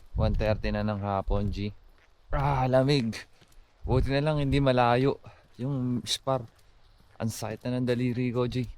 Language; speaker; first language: Filipino; native; Filipino